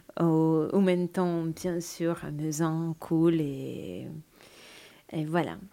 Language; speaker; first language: French; non-native, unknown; Russian